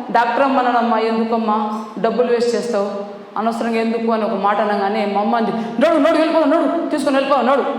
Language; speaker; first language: Telugu; non-native, local second language; Lambadi